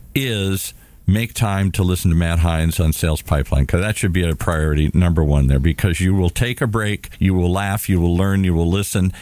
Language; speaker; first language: English; native; English